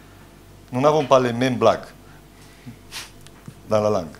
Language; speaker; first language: French; non-native, fluent; Romanian